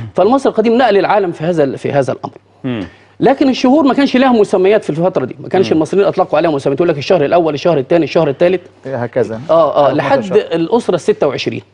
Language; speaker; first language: Arabic; native; Arabic